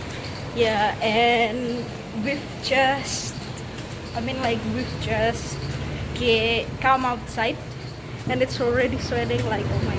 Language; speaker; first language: English; non-native, learner; Indonesian